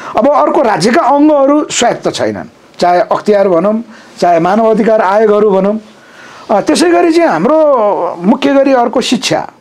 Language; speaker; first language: Nepali; native; Nepali